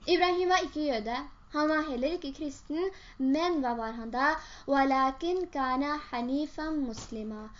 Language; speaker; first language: Norwegian; early bilingual, other home language; Urdu